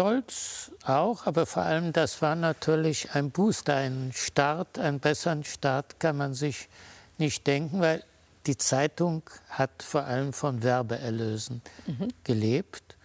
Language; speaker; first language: German; early bilingual, heritage; German